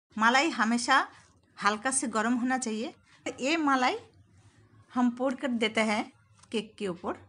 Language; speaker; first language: Hindi; non-native, local second language; Bangla